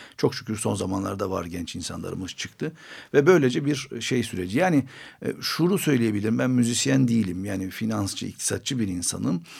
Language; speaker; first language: Turkish; non-native, local second language; Armenian